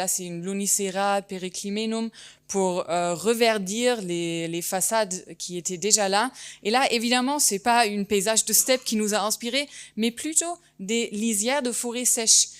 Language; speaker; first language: French; non-native, fluent; German